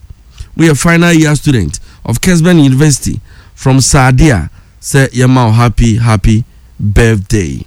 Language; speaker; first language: English; non-native, local second language; Akan